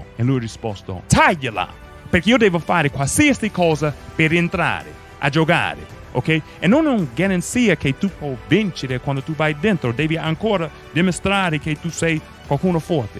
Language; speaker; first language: Italian; non-native, fluent; English